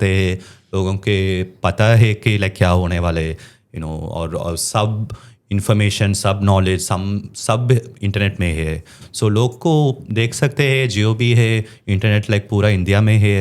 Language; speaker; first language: Hindi; non-native, local second language; Tamil